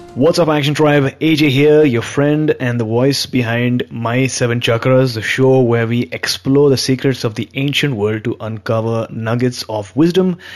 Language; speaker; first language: English; non-native, local second language; Hindi